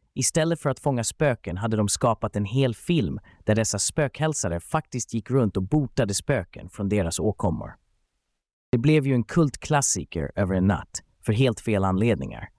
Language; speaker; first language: Swedish; native; Swedish